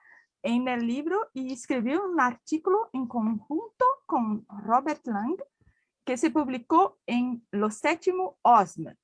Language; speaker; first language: Spanish; non-native, learner; Portuguese